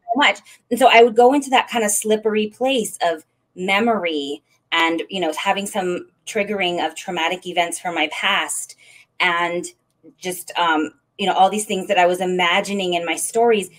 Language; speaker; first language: English; native; English